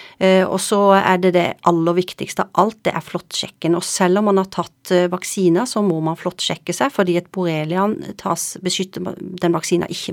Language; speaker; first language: Norwegian; native; Norwegian